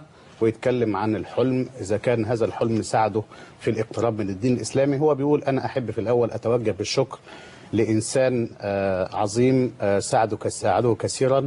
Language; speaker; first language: Arabic; native; Arabic